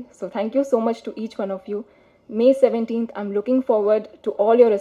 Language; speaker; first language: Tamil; non-native, fluent; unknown